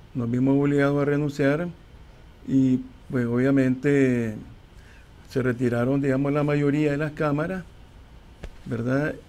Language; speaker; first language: Spanish; native; Spanish